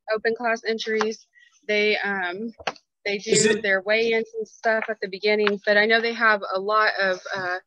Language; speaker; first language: English; native; English